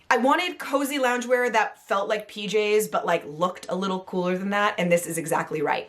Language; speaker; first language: English; native; English